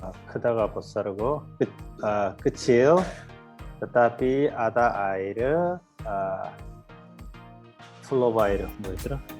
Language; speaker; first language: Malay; non-native, learner; Korean